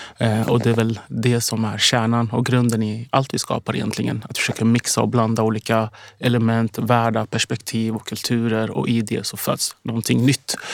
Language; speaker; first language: Swedish; early bilingual, other home language; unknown